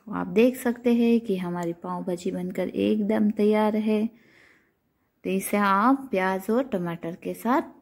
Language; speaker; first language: Hindi; non-native, local second language; Gujarati